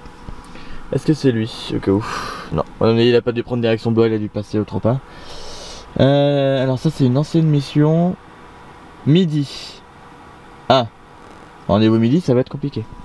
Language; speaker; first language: French; native; French